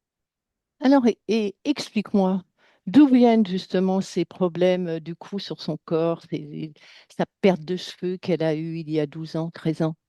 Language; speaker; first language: French; native; French